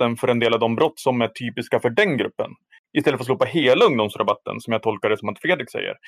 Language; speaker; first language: Swedish; native; Swedish